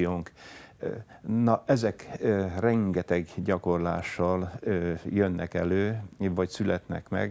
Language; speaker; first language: Hungarian; native; Hungarian